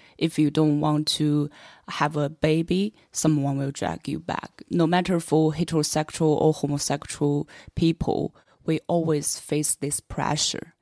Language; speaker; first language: English; non-native, fluent; Chinese